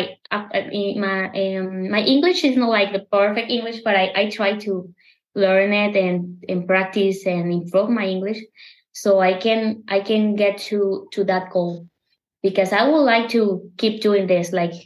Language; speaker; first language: English; non-native, fluent; Spanish